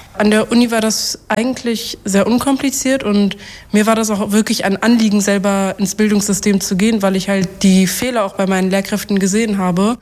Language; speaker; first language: German; early bilingual, other home language; Kurdish